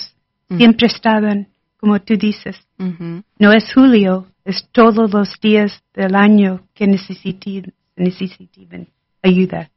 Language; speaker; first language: Spanish; non-native, learner; English